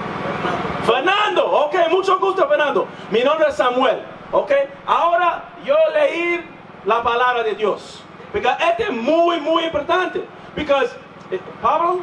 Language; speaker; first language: Spanish; non-native, learner; English